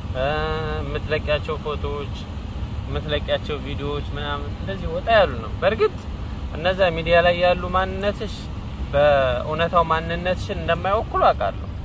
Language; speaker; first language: Amharic; native; Amharic